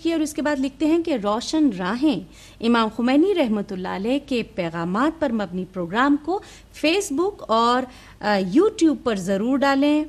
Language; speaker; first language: Urdu; native; Urdu